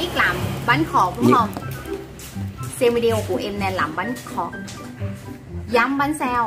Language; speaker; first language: Vietnamese; non-native, learner; Thai